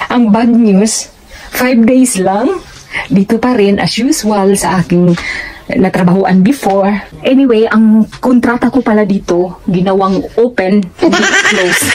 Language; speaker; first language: Filipino; native; Filipino